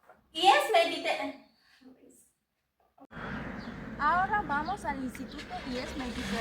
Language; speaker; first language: Spanish; early bilingual, other home language; Armenian